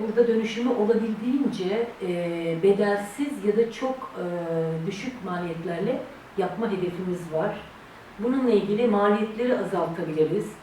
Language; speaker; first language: Turkish; native; Turkish